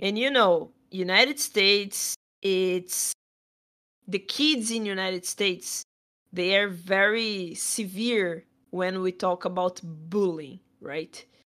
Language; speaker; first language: English; non-native, fluent; Portuguese